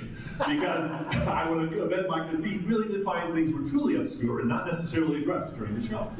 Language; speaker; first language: English; native; English